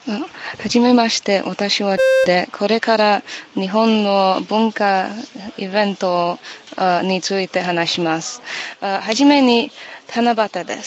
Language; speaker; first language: Japanese; non-native, learner; English